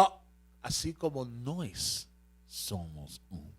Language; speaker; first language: Portuguese; non-native, learner; Spanish